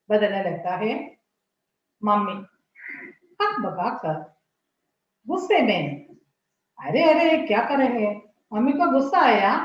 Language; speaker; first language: Hindi; non-native, local second language; Malayalam